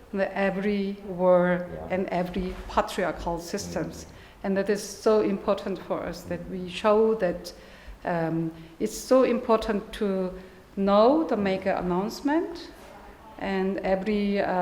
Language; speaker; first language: English; non-native, learner; German